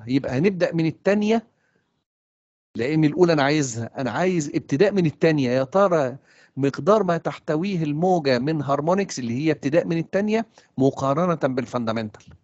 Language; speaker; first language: Arabic; native; Arabic